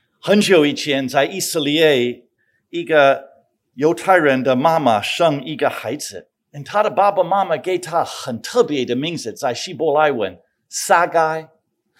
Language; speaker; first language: Chinese; non-native, fluent; English